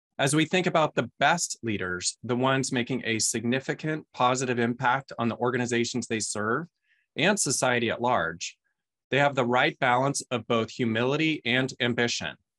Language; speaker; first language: English; native; English